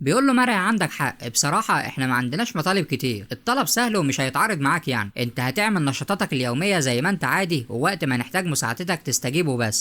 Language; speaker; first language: Arabic; native; Arabic